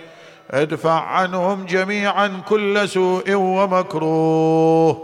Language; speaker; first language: Arabic; native; Arabic